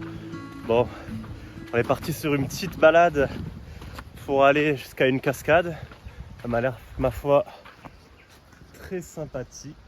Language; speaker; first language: French; native; French